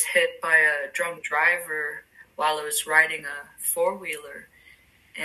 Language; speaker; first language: English; native; English